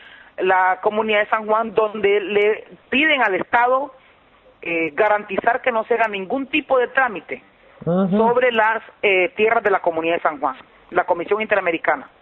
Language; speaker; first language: Spanish; native; Spanish